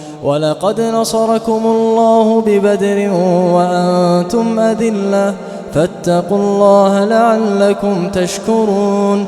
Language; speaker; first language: Arabic; native; Arabic